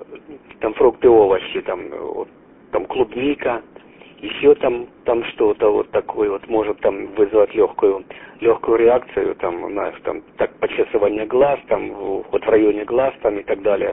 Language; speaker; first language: Russian; native; Russian